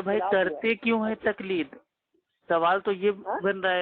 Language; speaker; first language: Hindi; native; Hindi